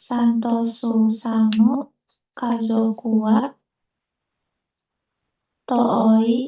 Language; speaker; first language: Japanese; non-native, learner; Indonesian